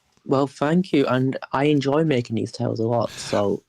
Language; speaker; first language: English; native; English